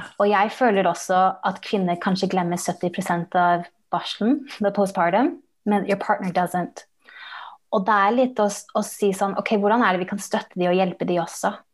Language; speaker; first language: Norwegian; early bilingual, heritage; English